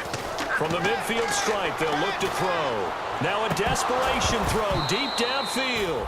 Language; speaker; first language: English; native; English